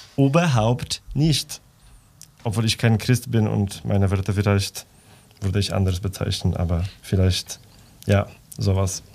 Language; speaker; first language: German; non-native, fluent; Polish